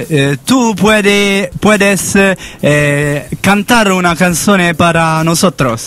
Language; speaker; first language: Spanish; non-native, learner; Italian